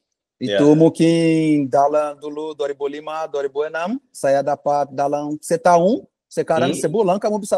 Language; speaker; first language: Indonesian; non-native, fluent; Portuguese